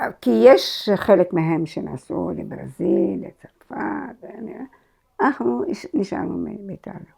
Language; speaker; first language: Hebrew; non-native, fluent; Arabic